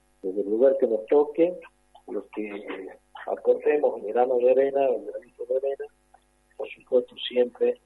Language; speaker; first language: Spanish; native; Spanish